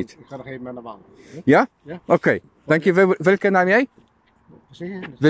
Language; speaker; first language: Dutch; non-native, learner; Polish